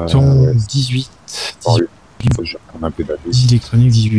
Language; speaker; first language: French; native; French